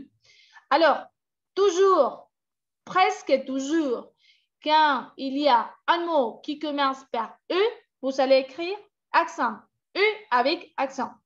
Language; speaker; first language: French; non-native, fluent; Spanish